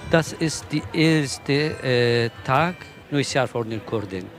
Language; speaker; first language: German; non-native, learner; Kurdish